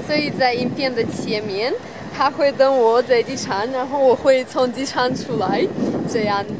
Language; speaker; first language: Chinese; non-native, fluent; Russian